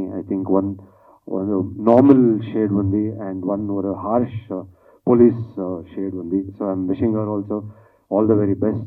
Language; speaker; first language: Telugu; non-native, learner; Kannada